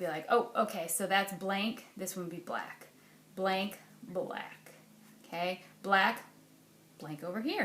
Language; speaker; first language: English; native; English